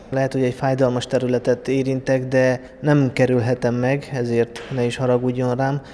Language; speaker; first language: Hungarian; native; Hungarian